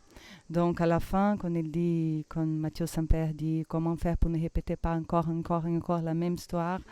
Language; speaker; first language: French; non-native, fluent; Portuguese